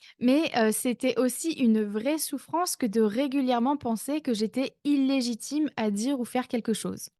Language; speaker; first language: French; native; French